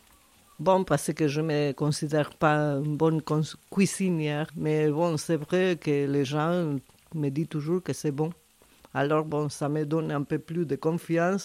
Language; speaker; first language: French; non-native, fluent; Spanish